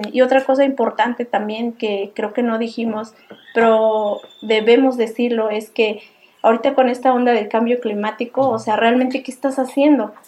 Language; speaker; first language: Spanish; native; Spanish